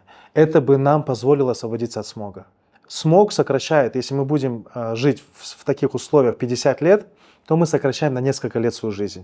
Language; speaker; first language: Russian; native; Russian